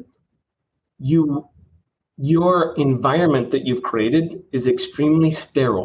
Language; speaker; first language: English; native; English